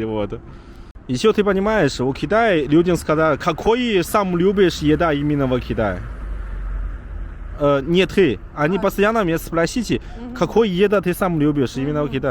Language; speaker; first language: Russian; non-native, learner; Chinese